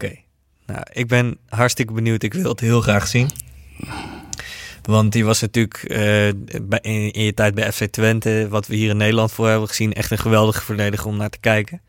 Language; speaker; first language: Dutch; native; Dutch